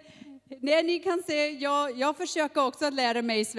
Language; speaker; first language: Swedish; non-native, learner; German